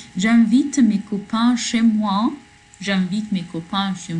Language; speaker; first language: French; non-native, learner; Arabic